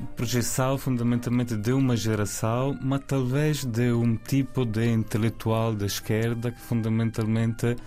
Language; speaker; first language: Portuguese; non-native, fluent; Italian